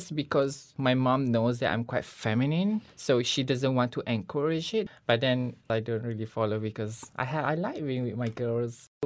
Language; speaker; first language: English; non-native, local second language; Malay